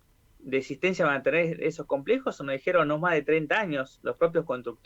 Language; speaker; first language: Spanish; native; Spanish